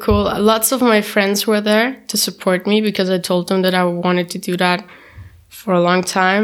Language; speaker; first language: English; non-native, fluent; German